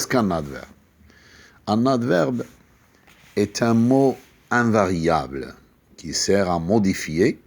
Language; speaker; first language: French; non-native, local second language; Arabic